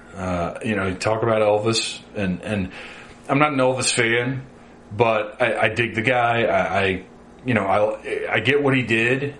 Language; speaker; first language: English; native; English